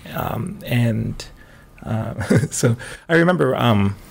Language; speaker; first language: English; native; English